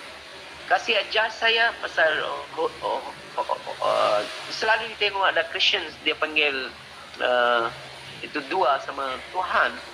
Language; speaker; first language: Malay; non-native, learner; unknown